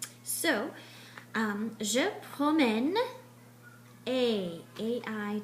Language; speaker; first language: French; non-native, fluent; English